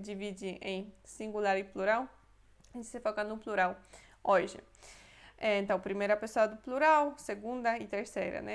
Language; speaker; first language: Portuguese; non-native, fluent; Polish